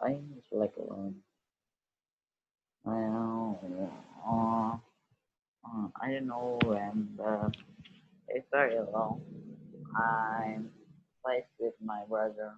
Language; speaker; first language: English; non-native, learner; Indonesian